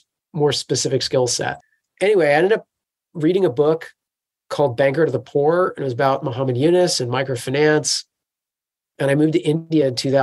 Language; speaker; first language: English; native; English